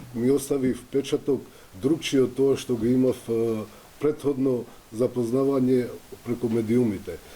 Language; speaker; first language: Macedonian; non-native, local second language; Albanian